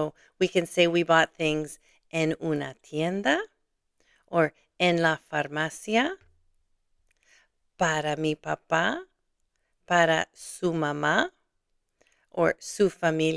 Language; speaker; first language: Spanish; non-native, fluent; English